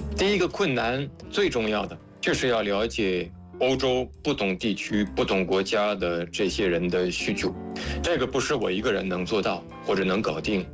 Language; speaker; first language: Chinese; non-native, fluent; French